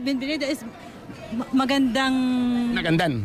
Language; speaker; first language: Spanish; non-native, learner; Filipino